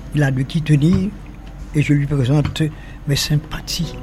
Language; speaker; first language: French; native; French